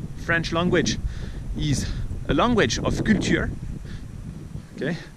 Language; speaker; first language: English; non-native, fluent; French